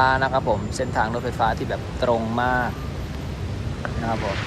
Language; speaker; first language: Thai; native; Thai